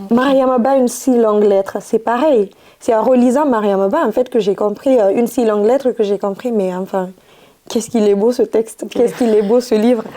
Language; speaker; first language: French; non-native, local second language; Fula